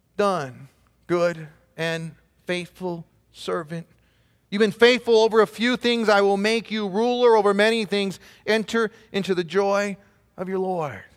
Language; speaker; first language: English; native; English